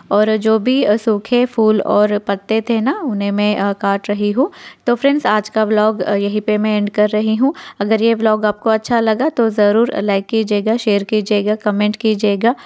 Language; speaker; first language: Hindi; non-native, local second language; Telugu